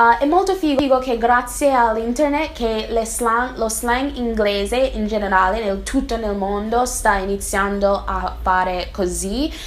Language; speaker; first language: Italian; non-native, fluent; English